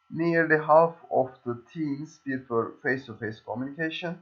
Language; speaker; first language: English; non-native, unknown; Turkish